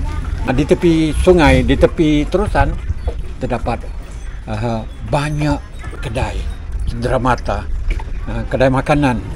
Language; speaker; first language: Malay; native; Malay